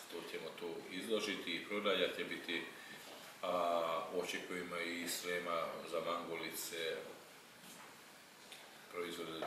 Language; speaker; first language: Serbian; non-native, local second language; Hungarian